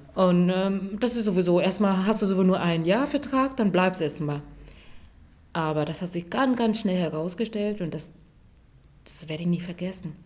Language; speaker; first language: German; non-native, fluent; Vietnamese